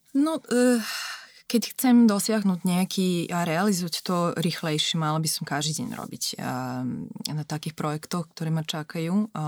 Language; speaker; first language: Slovak; non-native, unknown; Serbian